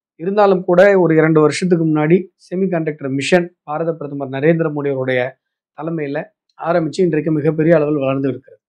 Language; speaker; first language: Tamil; native; Tamil